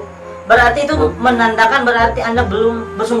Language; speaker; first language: Indonesian; non-native, local second language; Javanese